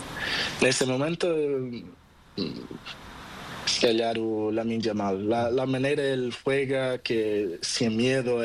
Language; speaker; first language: Spanish; non-native, learner; Portuguese